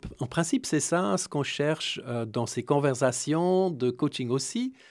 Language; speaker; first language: French; non-native, fluent; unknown